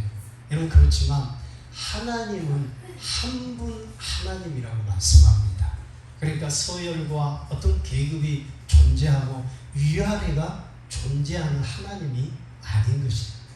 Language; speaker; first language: Korean; native; Korean